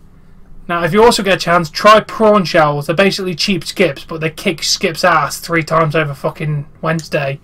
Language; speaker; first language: English; native; English